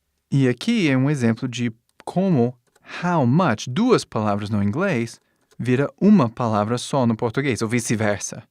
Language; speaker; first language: Portuguese; non-native, fluent; English